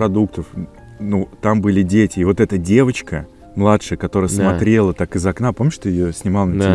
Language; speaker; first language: Russian; native; Russian